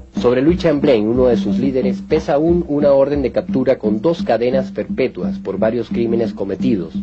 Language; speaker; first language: Spanish; native; Spanish